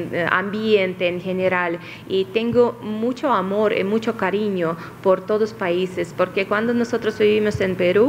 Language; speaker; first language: Spanish; non-native, fluent; Russian